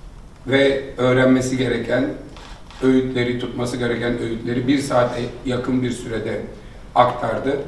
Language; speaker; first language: Turkish; native; Turkish